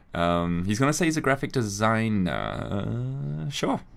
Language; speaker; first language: English; native; English